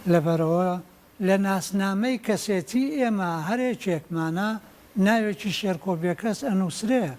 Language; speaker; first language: Central Kurdish; native; Central Kurdish